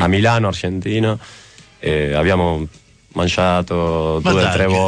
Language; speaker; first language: Italian; non-native, fluent; Spanish